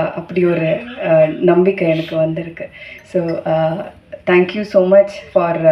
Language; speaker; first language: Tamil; non-native, fluent; Malayalam